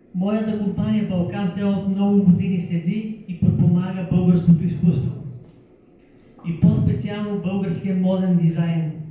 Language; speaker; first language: Bulgarian; native; Bulgarian